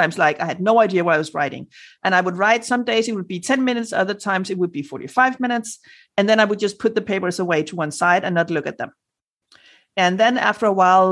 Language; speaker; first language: English; non-native, fluent; Danish